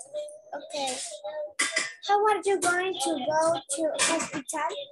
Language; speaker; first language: English; non-native, learner; Spanish